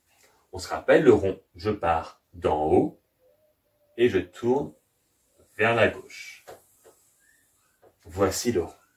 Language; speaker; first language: French; native; French